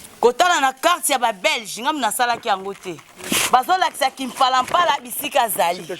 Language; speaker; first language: Lingala; non-native, local second language; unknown